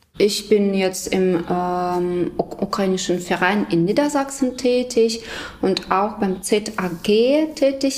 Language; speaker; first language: German; non-native, fluent; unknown